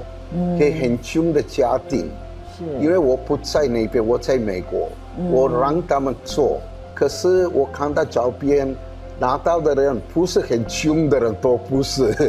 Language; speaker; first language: Chinese; non-native, fluent; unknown